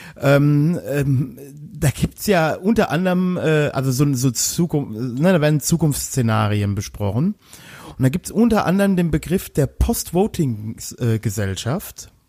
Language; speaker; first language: German; native; German